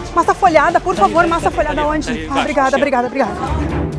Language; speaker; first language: Portuguese; non-native, fluent; Greek